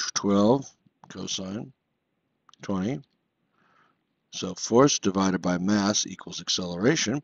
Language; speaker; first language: English; native; English